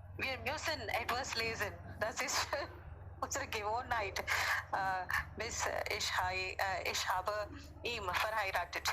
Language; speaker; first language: German; non-native, learner; Hindi